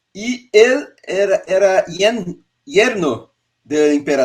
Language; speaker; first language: Spanish; non-native, learner; Portuguese